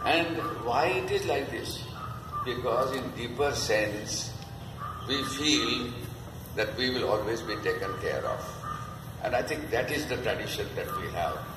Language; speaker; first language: English; non-native, local second language; Marathi